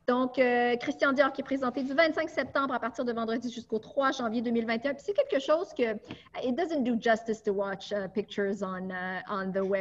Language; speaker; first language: French; native; French